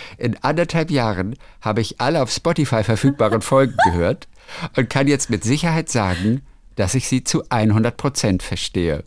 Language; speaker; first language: German; native; German